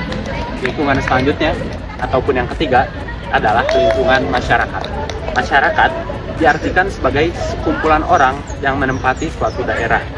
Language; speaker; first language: Indonesian; native; Indonesian